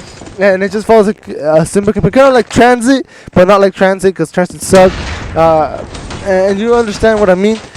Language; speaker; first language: English; native; English